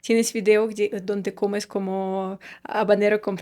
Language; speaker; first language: Spanish; non-native, fluent; Russian